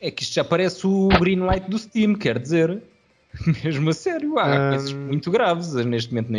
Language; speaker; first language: Portuguese; native; Portuguese